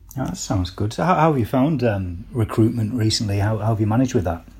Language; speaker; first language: English; native; English